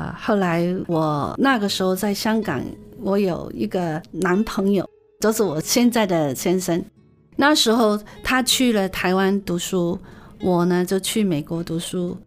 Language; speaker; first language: Chinese; non-native, local second language; Cantonese